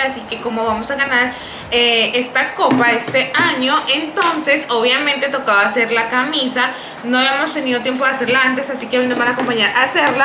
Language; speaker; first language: Spanish; native; Spanish